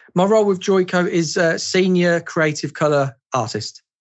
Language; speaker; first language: English; native; English